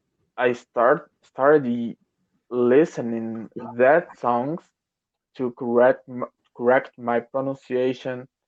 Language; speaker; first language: English; non-native, learner; Portuguese